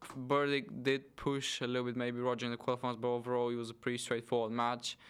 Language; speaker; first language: English; non-native, fluent; Bulgarian